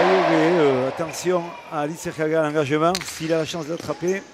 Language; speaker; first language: French; native; French